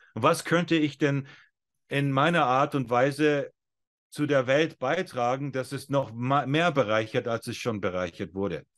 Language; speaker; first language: German; non-native, fluent; English